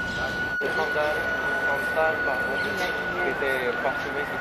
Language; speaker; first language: French; non-native, fluent; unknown